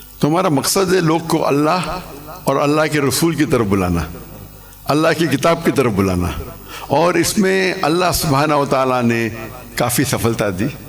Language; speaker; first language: Urdu; non-native, local second language; English